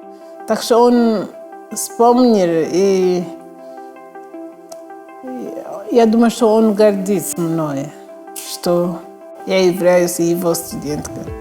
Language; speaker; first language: Russian; non-native, fluent; Kinyarwanda